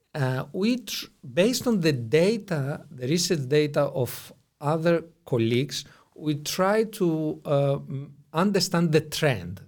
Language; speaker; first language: English; non-native, fluent; Greek